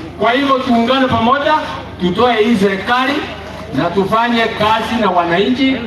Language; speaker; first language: Swahili; non-native, local second language; Gusii